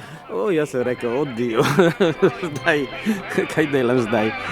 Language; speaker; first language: Slovenian; non-native, learner; Italian